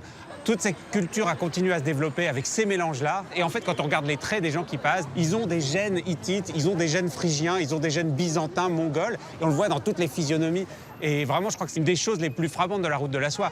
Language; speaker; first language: French; native; French